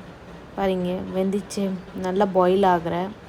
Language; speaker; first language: Tamil; non-native, learner; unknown